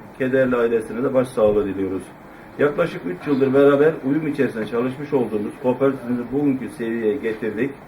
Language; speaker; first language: Turkish; native; Turkish